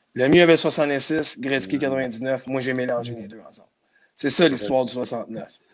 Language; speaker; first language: French; native; French